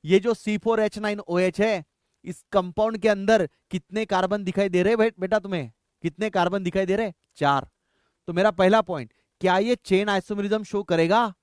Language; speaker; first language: Hindi; non-native, local second language; Marathi